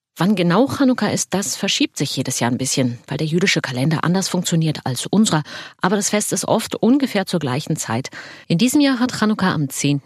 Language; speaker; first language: German; native; German